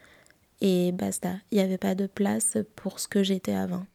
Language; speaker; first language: French; native; French